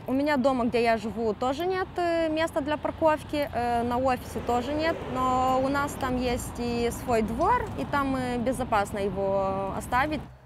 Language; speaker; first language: Russian; non-native, local second language; Romanian